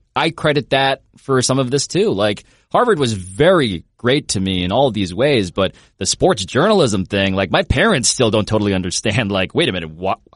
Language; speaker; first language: English; native; English